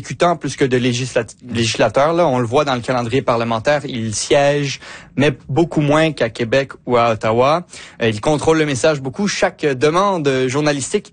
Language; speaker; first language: French; native; French